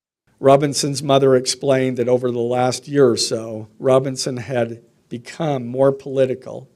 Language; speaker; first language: English; native; English